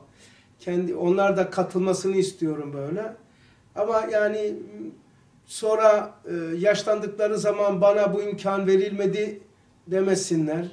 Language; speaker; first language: Turkish; native; Turkish